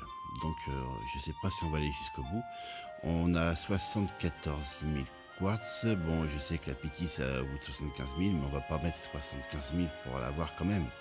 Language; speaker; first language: French; native; French